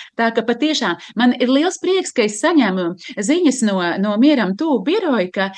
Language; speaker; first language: Latvian; native; Latvian